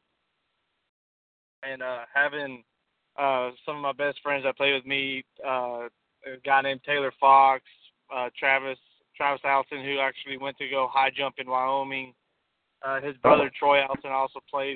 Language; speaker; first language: English; native; English